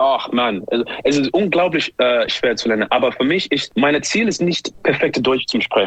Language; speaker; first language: German; non-native, learner; English